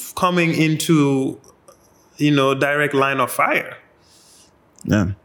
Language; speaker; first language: English; non-native, local second language; Wolof